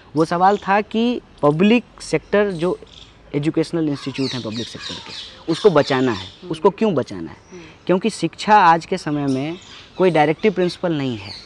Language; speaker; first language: Hindi; native; Hindi